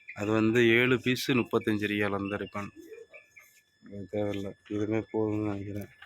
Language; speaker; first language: Tamil; native; Tamil